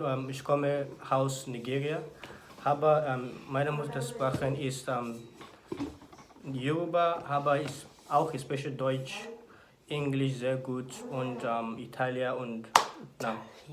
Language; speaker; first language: German; non-native, learner; Yoruba